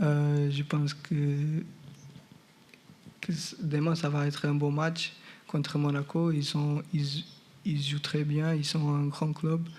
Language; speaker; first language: French; non-native, fluent; Portuguese